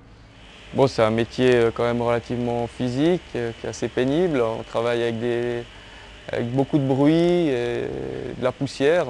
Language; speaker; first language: French; native; French